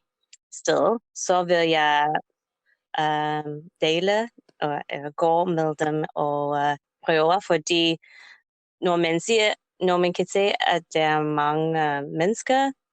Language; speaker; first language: Danish; non-native, learner; English